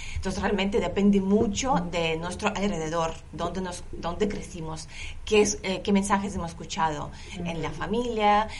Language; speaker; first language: Spanish; non-native, fluent; Lithuanian